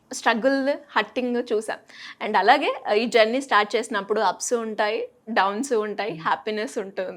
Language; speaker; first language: Telugu; native; Telugu